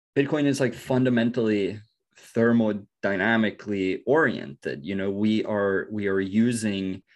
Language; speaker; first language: English; non-native, fluent; Norwegian